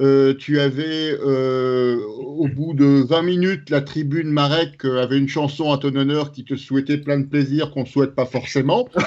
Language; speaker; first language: French; native; French